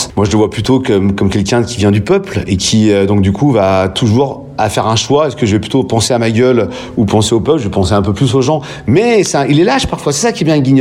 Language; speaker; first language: French; native; French